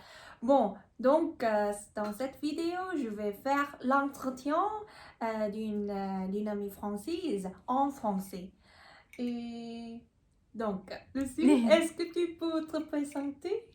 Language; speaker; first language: French; non-native, learner; Korean